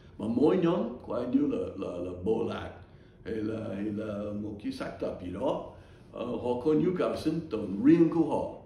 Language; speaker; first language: Vietnamese; non-native, fluent; English